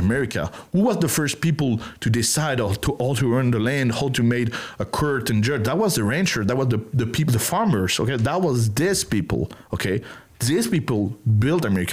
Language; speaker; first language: English; non-native, learner; French